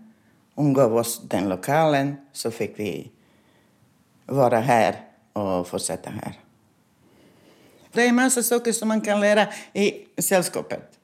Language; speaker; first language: Swedish; non-native, fluent; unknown